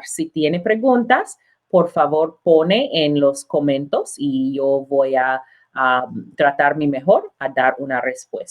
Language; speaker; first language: Spanish; non-native, learner; English